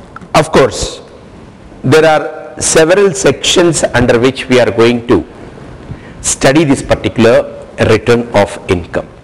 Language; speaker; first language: English; non-native, local second language; Hindi